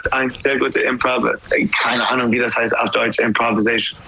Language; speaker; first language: German; non-native, learner; English